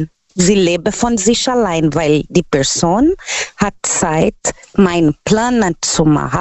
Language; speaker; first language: German; non-native, learner; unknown